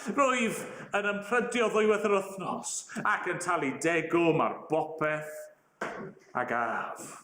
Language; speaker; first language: Welsh; native; Welsh